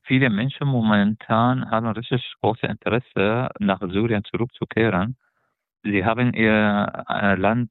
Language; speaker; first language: German; non-native, fluent; Arabic